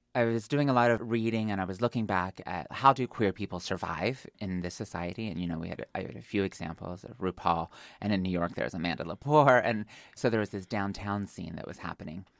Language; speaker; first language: English; native; English